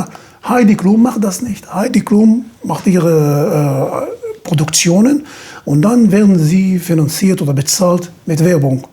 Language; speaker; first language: German; non-native, fluent; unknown